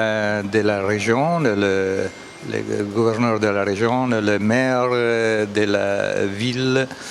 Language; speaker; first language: French; non-native, fluent; Italian